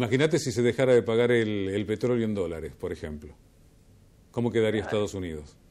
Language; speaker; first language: Spanish; native; Spanish